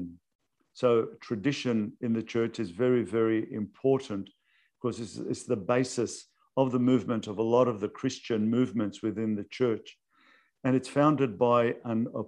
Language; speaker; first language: English; native; English